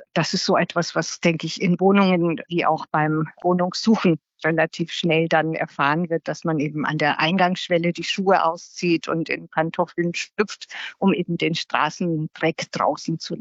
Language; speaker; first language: German; native; German